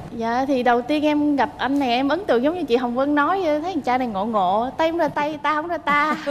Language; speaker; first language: Vietnamese; native; Vietnamese